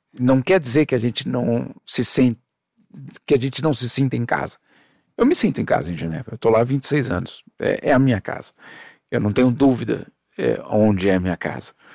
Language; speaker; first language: Portuguese; early bilingual, other home language; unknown